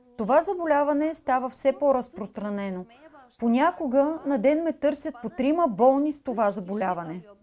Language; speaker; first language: Bulgarian; native; Bulgarian